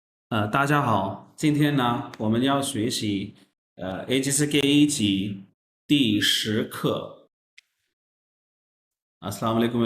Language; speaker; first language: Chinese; non-native, fluent; Urdu